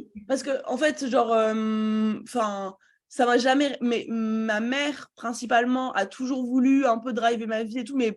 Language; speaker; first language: French; native; French